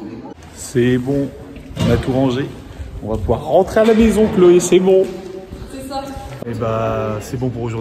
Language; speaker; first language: French; native; French